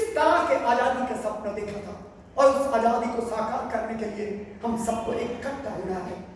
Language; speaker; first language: Hindi; non-native, local second language; Bangla